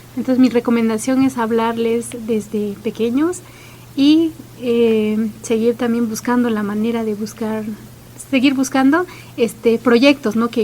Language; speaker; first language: Spanish; non-native, local second language; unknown